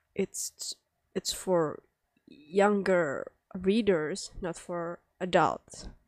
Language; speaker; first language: English; non-native, fluent; Indonesian